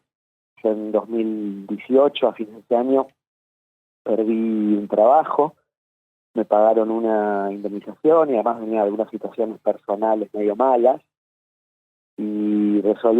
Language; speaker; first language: Spanish; native; Spanish